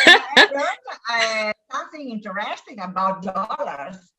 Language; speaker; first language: English; non-native, learner; Italian